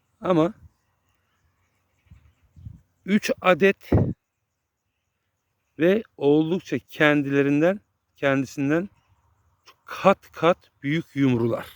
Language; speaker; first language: Turkish; native; Turkish